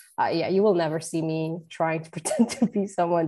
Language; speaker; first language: English; non-native, fluent; Portuguese